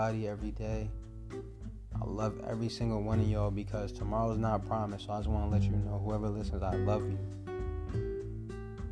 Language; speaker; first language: English; native; English